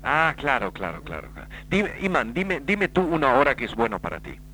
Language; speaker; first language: Spanish; native; Spanish